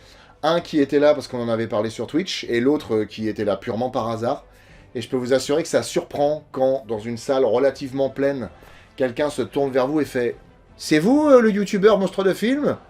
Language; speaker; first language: French; native; French